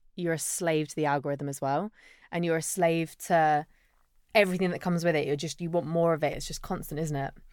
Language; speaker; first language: English; native; English